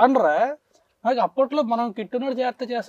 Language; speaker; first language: Telugu; native; Telugu